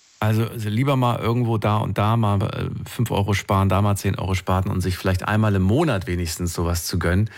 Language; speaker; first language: German; native; German